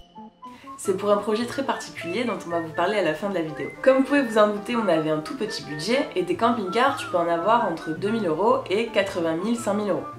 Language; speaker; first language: French; native; French